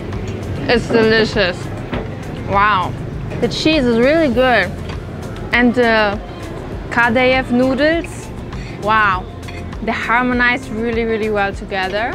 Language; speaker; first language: English; non-native, fluent; German